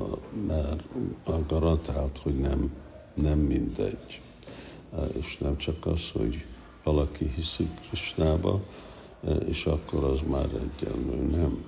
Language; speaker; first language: Hungarian; early bilingual, heritage; Hungarian